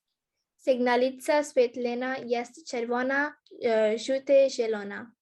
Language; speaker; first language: Polish; non-native, learner; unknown